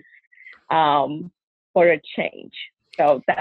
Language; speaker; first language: English; non-native, local second language; Hindi